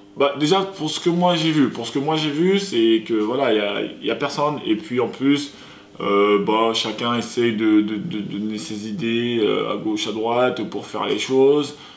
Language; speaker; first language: French; early bilingual, other home language; Sango